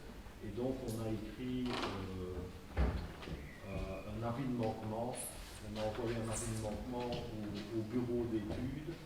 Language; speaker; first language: French; native; French